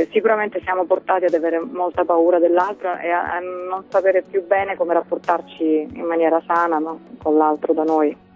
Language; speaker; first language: Italian; early bilingual, other home language; Finnish